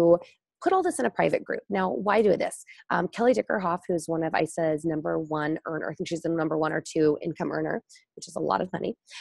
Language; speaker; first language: English; native; English